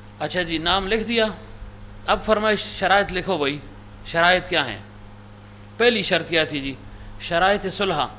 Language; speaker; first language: Urdu; non-native, local second language; Pashto